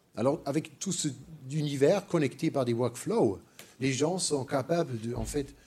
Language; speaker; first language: French; non-native, fluent; German